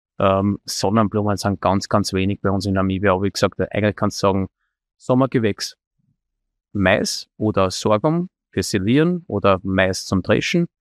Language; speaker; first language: German; native; German